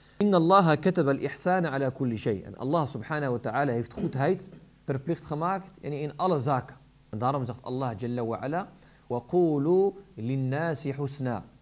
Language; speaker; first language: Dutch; early bilingual, other home language; Arabic